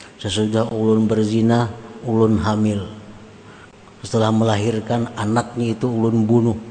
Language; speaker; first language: Indonesian; non-native, local second language; Banjar